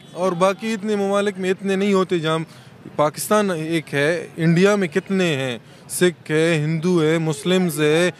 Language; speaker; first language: Urdu; native; Urdu